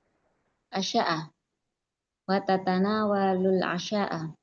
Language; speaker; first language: Arabic; non-native, learner; Indonesian